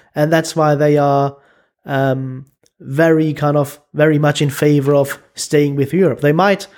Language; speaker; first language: English; non-native, fluent; German